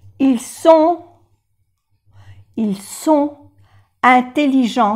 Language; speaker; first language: French; non-native, fluent; Spanish